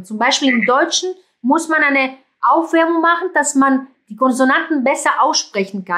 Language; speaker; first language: German; non-native, fluent; Greek